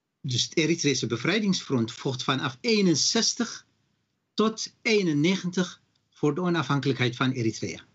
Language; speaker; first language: Dutch; non-native, fluent; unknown